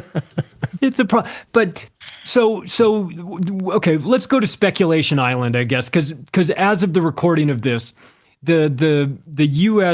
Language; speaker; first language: English; native; English